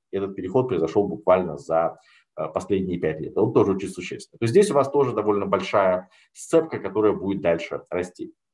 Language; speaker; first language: Russian; native; Russian